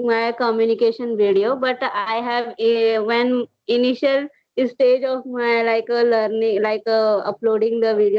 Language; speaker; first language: English; non-native, learner; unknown